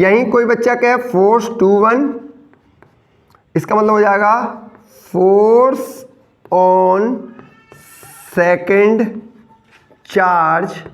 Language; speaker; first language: Hindi; native; Hindi